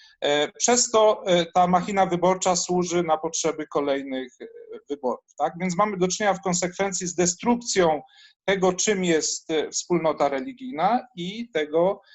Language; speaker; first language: Polish; native; Polish